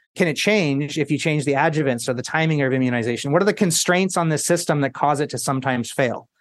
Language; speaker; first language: English; early bilingual, other home language; Spanish